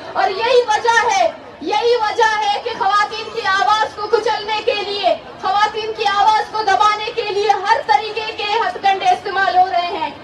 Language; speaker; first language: Urdu; non-native, local second language; Baluchi